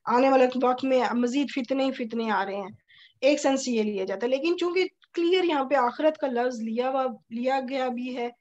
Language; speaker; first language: Urdu; native; Urdu